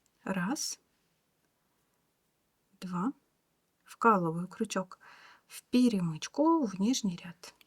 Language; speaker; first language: Russian; native; Russian